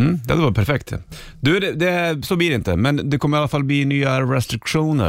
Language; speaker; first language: Swedish; native; Swedish